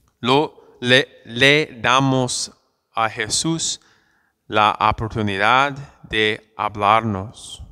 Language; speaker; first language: Spanish; non-native, fluent; English